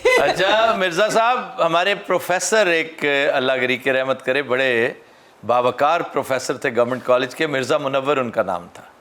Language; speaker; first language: Urdu; non-native, local second language; Punjabi